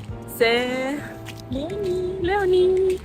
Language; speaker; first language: French; non-native, learner; Thai